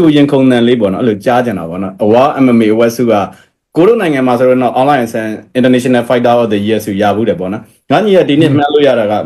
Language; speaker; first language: Burmese; native; Burmese